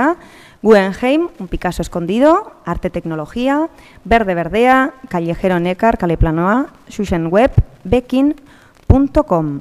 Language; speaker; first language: Spanish; native; Spanish